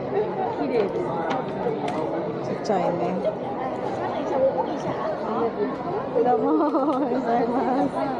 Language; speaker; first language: Japanese; non-native, learner; Filipino